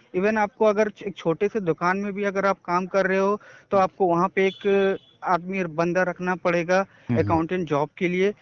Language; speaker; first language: Hindi; native; Hindi